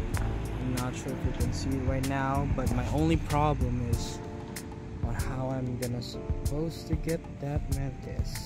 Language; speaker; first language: English; non-native, local second language; Filipino